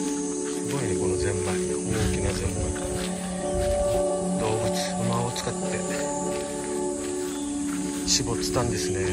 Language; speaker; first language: Japanese; native; Japanese